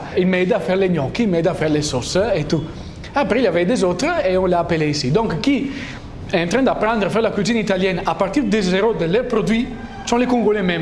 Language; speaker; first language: French; non-native, fluent; Italian